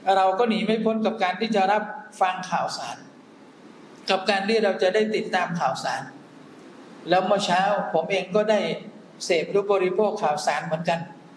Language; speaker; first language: Thai; non-native, local second language; Malay